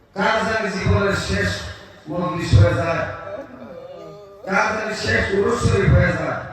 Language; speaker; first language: Bangla; native; Bangla